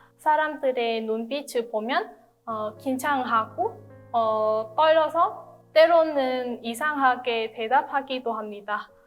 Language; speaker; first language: Korean; non-native, fluent; Vietnamese